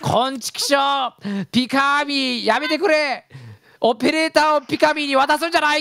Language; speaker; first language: Japanese; early bilingual, heritage; Japanese